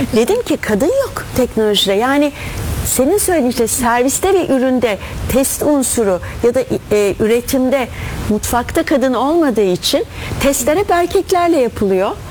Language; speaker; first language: Turkish; native; Turkish